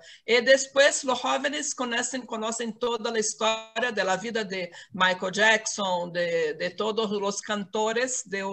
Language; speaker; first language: Spanish; non-native, fluent; Portuguese